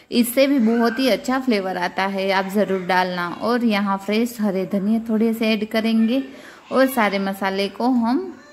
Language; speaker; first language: Hindi; non-native, local second language; Gujarati